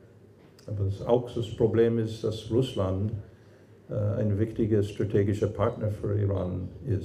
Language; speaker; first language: German; non-native, fluent; English